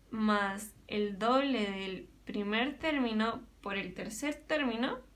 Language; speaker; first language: Spanish; native; Spanish